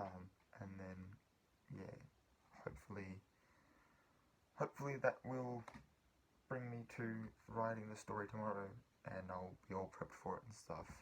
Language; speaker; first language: English; native; English